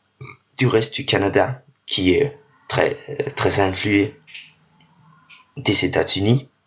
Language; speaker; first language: French; non-native, learner; Danish